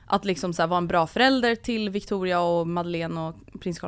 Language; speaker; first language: Swedish; native; Swedish